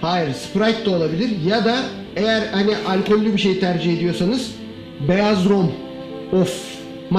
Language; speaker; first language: Turkish; native; Turkish